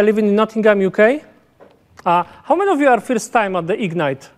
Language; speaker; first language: English; non-native, fluent; Polish